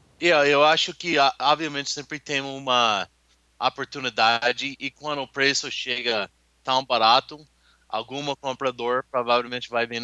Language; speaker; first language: Portuguese; non-native, learner; English